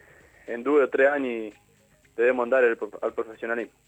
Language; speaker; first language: Italian; non-native, learner; Spanish